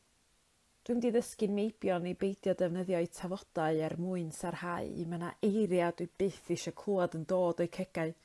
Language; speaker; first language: Welsh; native; Welsh